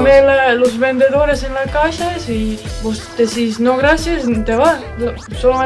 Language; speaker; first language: Spanish; non-native, fluent; Estonian